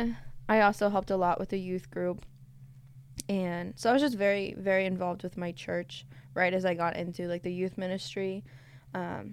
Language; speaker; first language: English; native; English